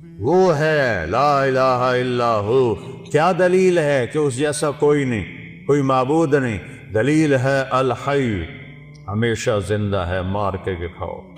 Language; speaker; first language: Urdu; non-native, local second language; Saraiki